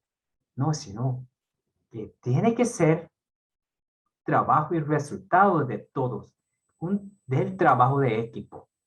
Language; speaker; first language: Spanish; non-native, fluent; Korean